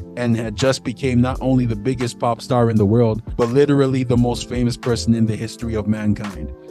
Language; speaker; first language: English; native; English